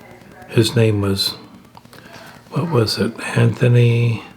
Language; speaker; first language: English; native; English